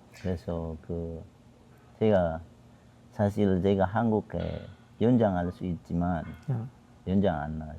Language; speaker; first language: Korean; non-native, learner; Indonesian